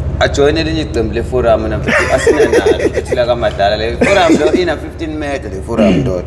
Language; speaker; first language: Zulu; native; Zulu